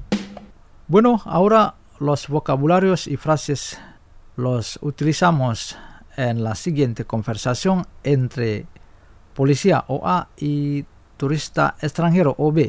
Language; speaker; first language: Spanish; non-native, fluent; Indonesian